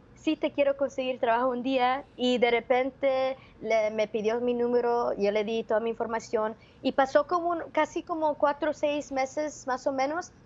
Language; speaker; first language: Spanish; early bilingual, heritage; Spanish